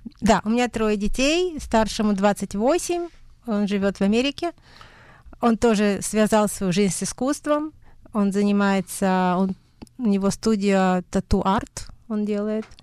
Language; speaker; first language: Russian; native; Russian